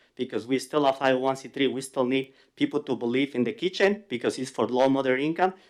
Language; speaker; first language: English; non-native, fluent; Spanish